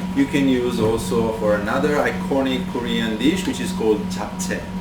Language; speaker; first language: English; non-native, fluent; Italian